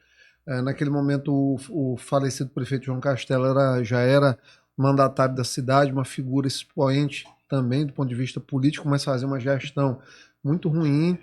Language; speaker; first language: Portuguese; native; Portuguese